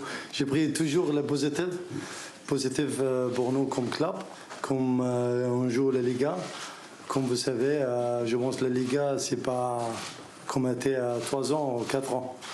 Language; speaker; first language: French; non-native, learner; Arabic